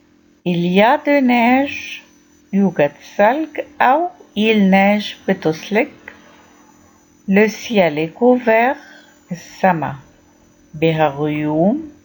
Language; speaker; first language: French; non-native, fluent; Arabic